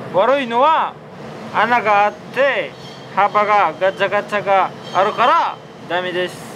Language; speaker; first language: Japanese; non-native, learner; Filipino